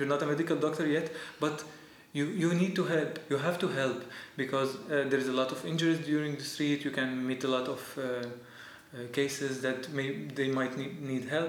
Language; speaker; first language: English; non-native, fluent; Arabic